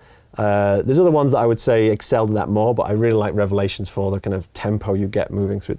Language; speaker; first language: English; native; English